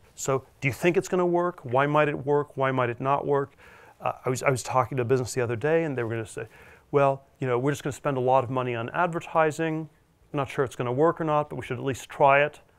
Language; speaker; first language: English; native; English